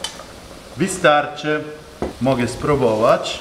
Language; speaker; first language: Polish; non-native, learner; Italian